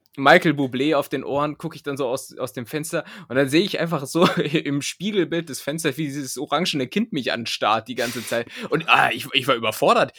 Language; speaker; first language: German; native; German